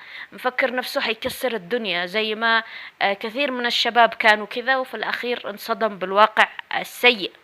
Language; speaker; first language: Arabic; native; Arabic